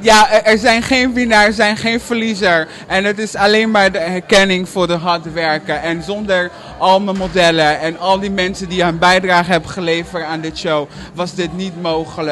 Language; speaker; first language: Dutch; non-native, fluent; Portuguese